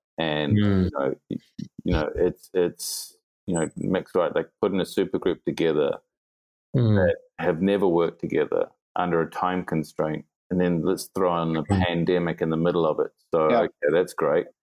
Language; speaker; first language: English; native; English